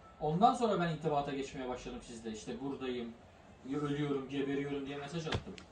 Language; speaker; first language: Turkish; native; Turkish